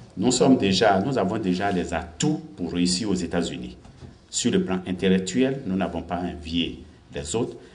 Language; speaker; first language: French; non-native, local second language; Baoulé